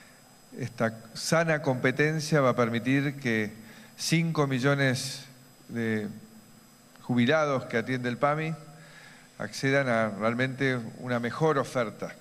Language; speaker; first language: Spanish; native; Spanish